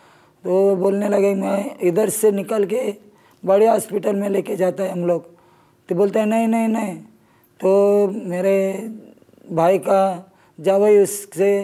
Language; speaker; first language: Hindi; non-native, local second language; Marathi